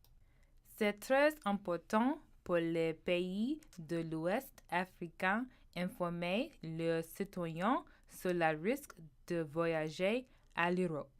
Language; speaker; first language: French; non-native, learner; English